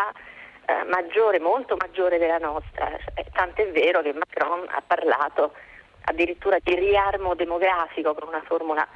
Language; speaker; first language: Italian; native; Italian